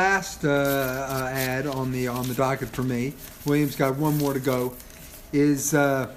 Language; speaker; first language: English; native; English